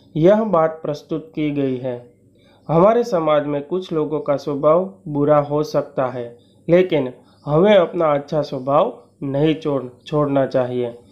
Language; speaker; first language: Hindi; non-native, local second language; Gujarati